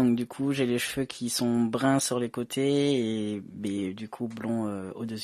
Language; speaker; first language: French; native; French